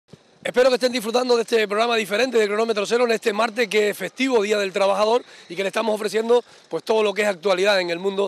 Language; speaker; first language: Spanish; native; Spanish